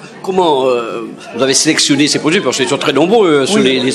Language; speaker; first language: French; native; French